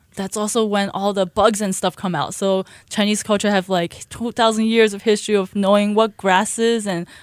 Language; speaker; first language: English; early bilingual, other home language; Chinese